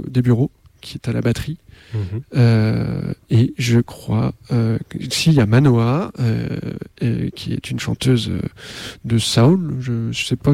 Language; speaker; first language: French; native; French